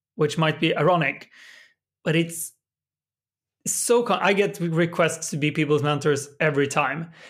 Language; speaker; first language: English; non-native, fluent; Swedish